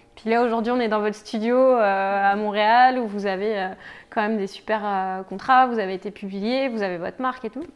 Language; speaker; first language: French; native; French